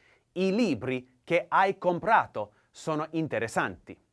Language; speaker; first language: Italian; non-native, learner; English